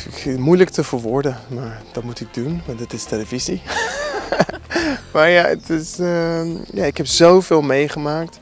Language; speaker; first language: Dutch; non-native, fluent; English